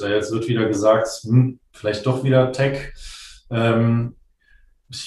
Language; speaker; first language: German; native; German